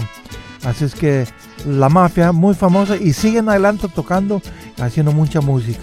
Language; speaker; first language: Spanish; early bilingual, heritage; Spanish